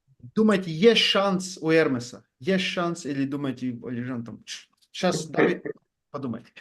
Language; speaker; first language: Russian; non-native, fluent; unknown